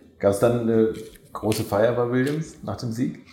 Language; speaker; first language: German; native; German